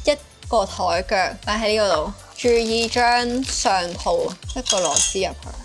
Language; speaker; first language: Cantonese; native; Cantonese